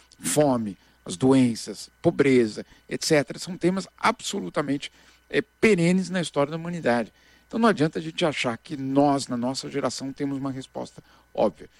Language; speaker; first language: Portuguese; native; Portuguese